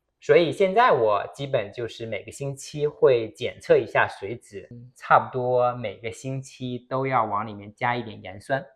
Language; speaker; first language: Chinese; native; Chinese